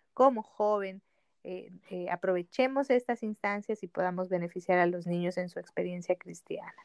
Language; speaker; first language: Spanish; native; Spanish